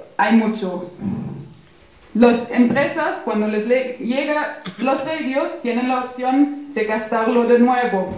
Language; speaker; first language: Spanish; non-native, fluent; German